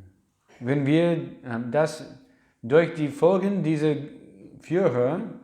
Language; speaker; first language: German; non-native, learner; English